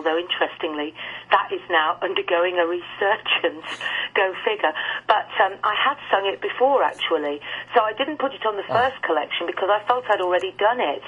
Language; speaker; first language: English; native; English